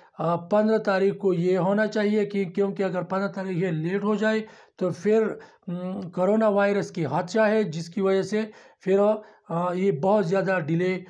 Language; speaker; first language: Urdu; non-native, local second language; Pashto